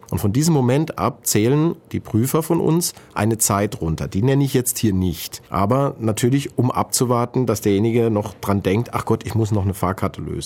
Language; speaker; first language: German; native; German